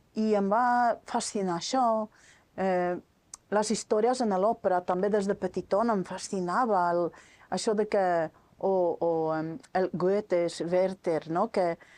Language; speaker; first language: Catalan; non-native, fluent; Norwegian